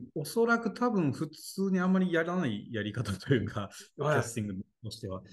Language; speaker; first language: Japanese; native; Japanese